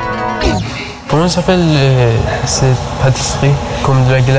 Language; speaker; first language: French; non-native, learner; Persian